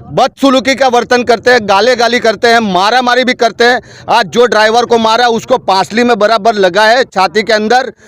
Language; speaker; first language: Hindi; non-native, local second language; Gujarati